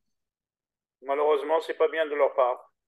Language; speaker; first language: French; native; French